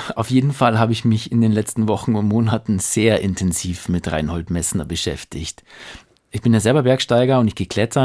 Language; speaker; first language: German; native; German